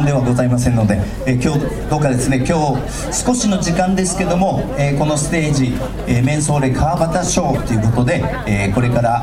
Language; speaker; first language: Japanese; native; Japanese